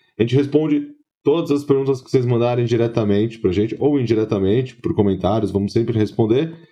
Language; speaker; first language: Portuguese; native; Portuguese